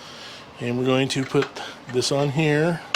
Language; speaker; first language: English; native; English